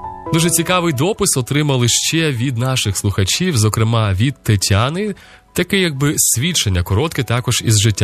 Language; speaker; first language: Ukrainian; native; Ukrainian